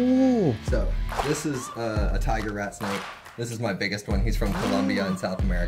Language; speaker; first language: English; native; English